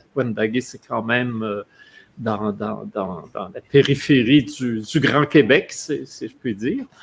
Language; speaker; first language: French; native; French